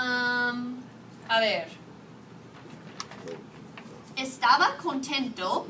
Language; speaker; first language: Spanish; non-native, fluent; English